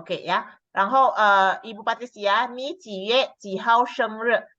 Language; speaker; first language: Chinese; non-native, fluent; Indonesian